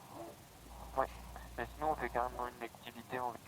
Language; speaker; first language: French; native; French